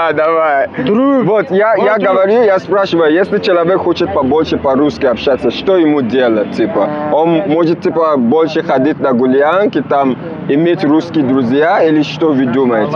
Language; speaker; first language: Russian; non-native, fluent; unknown